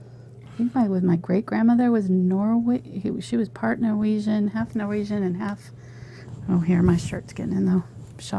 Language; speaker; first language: English; native; English